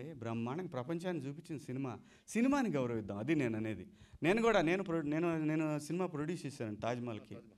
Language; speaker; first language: Telugu; native; Telugu